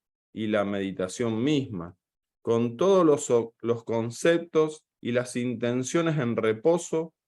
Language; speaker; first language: Spanish; native; Spanish